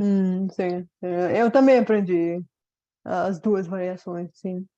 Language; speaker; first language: Portuguese; non-native, fluent; Bulgarian